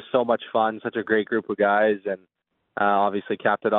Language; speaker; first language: English; native; English